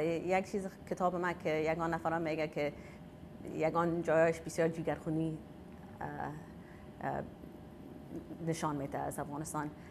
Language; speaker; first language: Persian; early bilingual, heritage; Persian